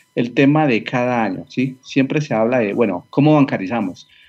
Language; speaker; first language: Spanish; native; Spanish